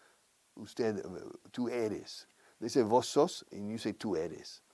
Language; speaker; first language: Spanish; non-native, fluent; English